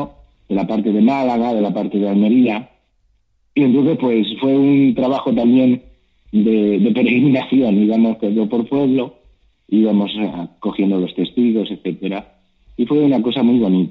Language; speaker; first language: Spanish; native; Spanish